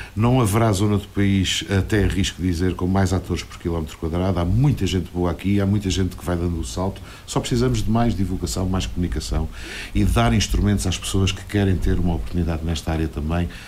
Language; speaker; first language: Portuguese; native; Portuguese